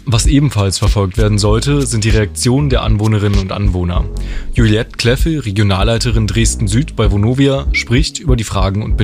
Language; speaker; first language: German; native; German